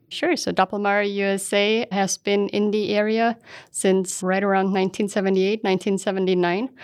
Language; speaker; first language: English; non-native, fluent; German